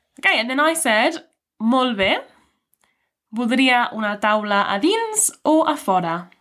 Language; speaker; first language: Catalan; non-native, learner; English